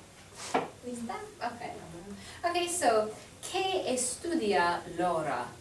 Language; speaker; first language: Spanish; non-native, fluent; English